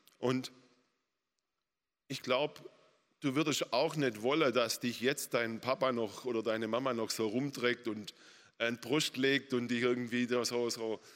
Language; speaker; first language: German; native; German